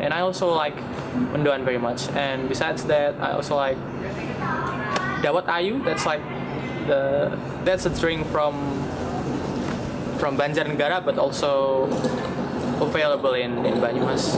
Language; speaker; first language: English; non-native, learner; Indonesian